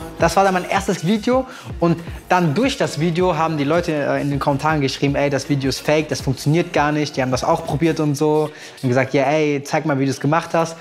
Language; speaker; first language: German; native; German